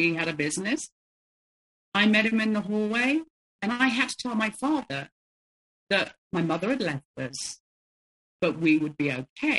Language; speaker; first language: English; native; English